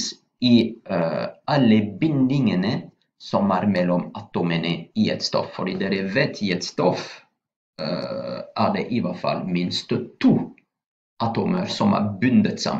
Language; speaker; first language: Norwegian; non-native, fluent; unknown